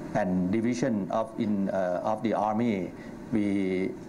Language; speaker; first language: English; non-native, learner; Thai